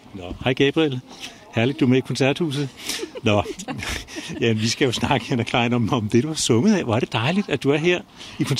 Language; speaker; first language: Danish; native; Danish